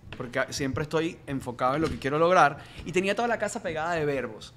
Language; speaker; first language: Spanish; native; Spanish